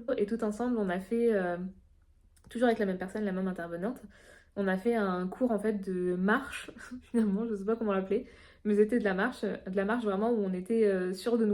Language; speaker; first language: French; native; French